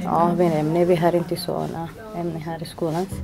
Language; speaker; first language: Swedish; non-native, learner; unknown